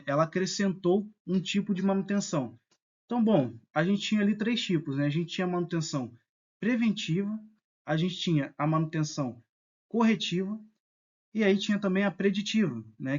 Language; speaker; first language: Portuguese; native; Portuguese